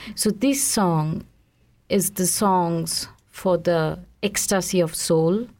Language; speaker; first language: English; non-native, local second language; Bangla